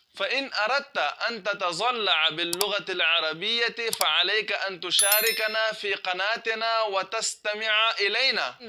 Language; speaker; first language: Arabic; non-native, fluent; Urdu